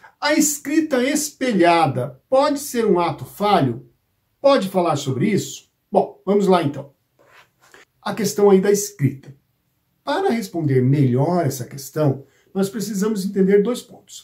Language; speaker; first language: Portuguese; native; Portuguese